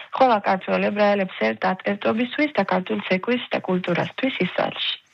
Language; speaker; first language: Georgian; early bilingual, heritage; Georgian